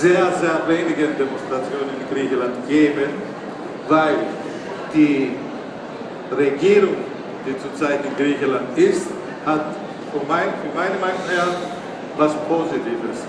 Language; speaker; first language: German; non-native, fluent; Greek